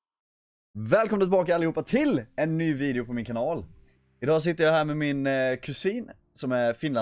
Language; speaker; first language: Swedish; native; Swedish